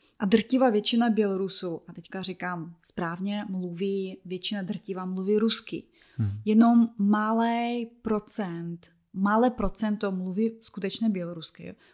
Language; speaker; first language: Czech; non-native, fluent; Russian